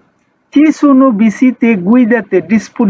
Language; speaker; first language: Italian; non-native, learner; Bangla